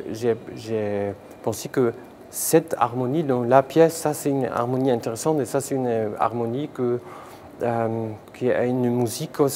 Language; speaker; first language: French; non-native, fluent; German